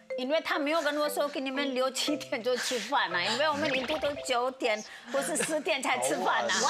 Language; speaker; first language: Chinese; non-native, fluent; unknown